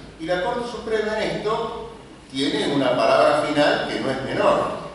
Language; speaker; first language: Spanish; native; Spanish